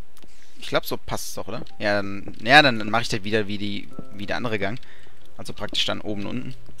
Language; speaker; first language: German; native; German